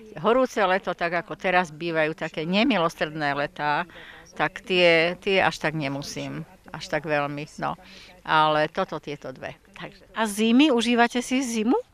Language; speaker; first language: Slovak; native; Slovak